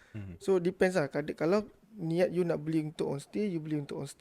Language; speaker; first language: Malay; native; Malay